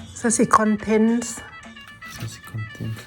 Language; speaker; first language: French; non-native, learner; Thai